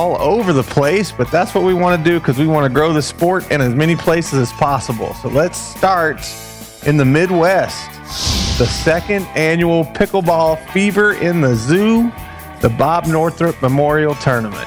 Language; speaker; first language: English; native; English